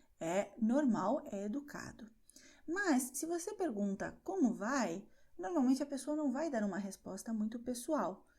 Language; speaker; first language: Portuguese; non-native, fluent; Spanish